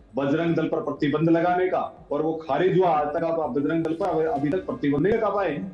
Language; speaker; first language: Hindi; native; Hindi